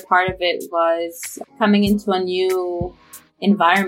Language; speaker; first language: English; non-native, fluent; Romanian